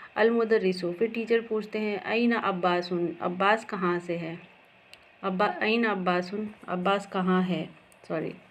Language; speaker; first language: Hindi; native; Hindi